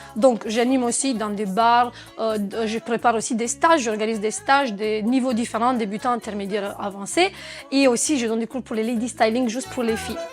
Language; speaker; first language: French; non-native, fluent; Romanian